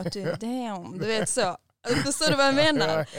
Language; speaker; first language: Swedish; early bilingual, other home language; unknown